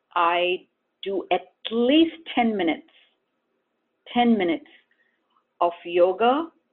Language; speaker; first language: English; non-native, local second language; Gujarati